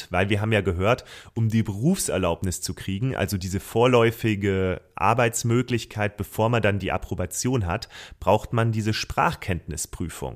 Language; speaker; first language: German; native; German